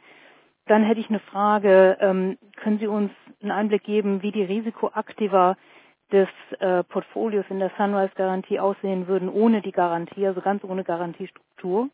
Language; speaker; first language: German; native; German